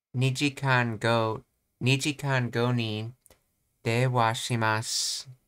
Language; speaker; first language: Japanese; non-native, learner; English